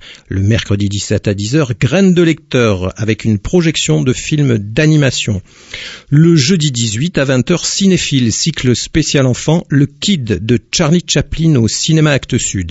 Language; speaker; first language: French; native; French